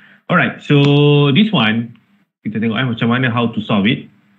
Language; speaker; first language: English; non-native, local second language; Malay